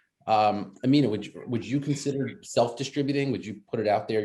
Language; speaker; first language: English; native; English